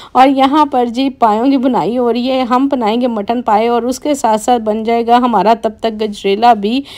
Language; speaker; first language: Urdu; native; Urdu